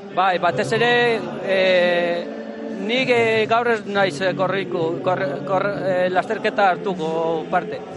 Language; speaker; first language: Basque; non-native, local second language; Spanish